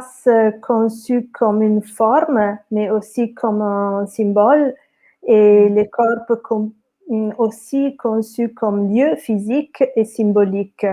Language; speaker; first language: French; non-native, fluent; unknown